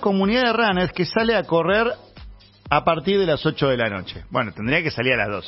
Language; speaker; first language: Spanish; native; Spanish